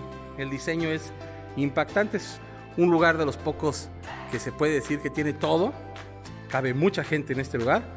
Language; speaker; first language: Spanish; native; Spanish